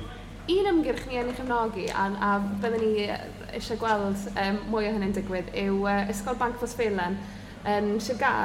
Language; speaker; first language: Welsh; native; Welsh